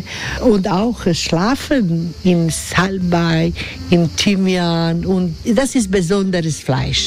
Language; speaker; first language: German; non-native, learner; Croatian